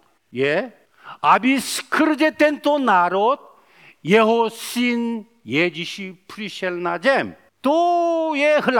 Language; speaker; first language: Czech; non-native, learner; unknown